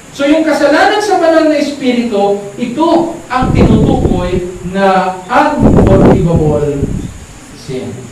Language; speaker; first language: Filipino; native; Filipino